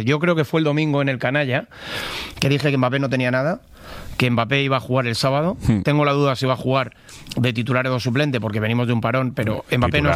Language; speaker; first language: Spanish; native; Spanish